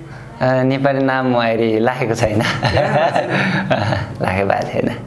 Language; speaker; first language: Nepali; non-native, learner; Chinese